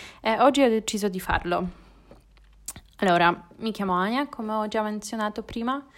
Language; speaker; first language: Italian; non-native, learner; Polish